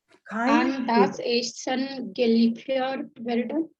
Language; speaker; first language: German; non-native, learner; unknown